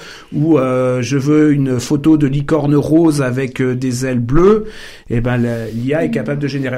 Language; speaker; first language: French; native; French